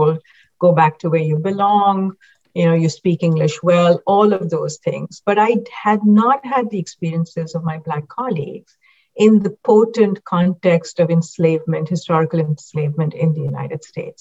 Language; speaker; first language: English; non-native, local second language; Hindi